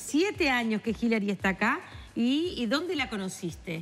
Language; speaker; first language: Spanish; native; Spanish